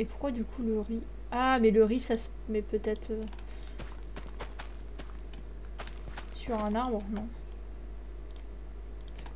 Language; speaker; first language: French; native; French